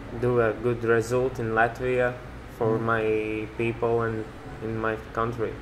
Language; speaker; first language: English; non-native, learner; Latvian